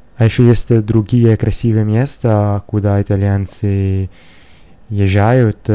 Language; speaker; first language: Russian; non-native, learner; Italian